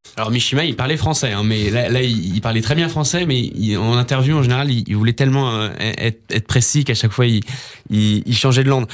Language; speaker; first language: French; native; French